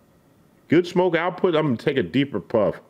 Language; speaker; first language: English; native; English